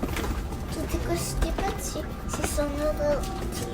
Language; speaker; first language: Italian; early bilingual, other home language; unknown